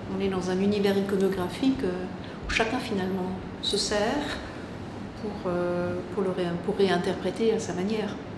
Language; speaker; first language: French; native; French